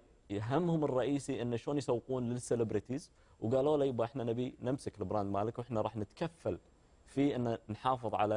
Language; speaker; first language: Arabic; native; Arabic